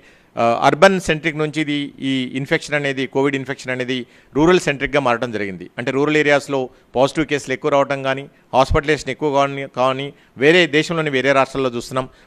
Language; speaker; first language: Telugu; native; Telugu